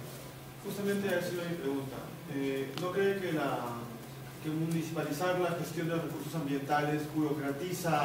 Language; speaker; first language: Spanish; native; Spanish